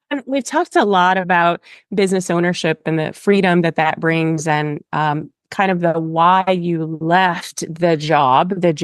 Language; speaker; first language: English; native; English